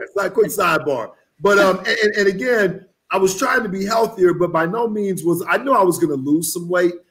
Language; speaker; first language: English; native; English